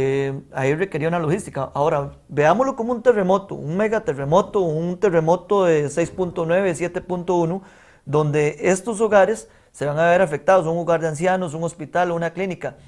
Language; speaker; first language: Spanish; native; Spanish